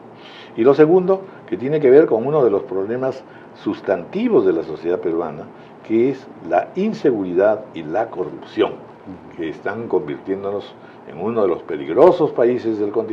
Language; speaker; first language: Spanish; native; Spanish